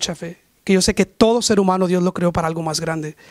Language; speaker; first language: Spanish; early bilingual, heritage; Spanish